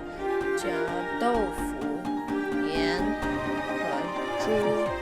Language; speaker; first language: Chinese; non-native, learner; English